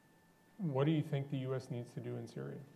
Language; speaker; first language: English; native; English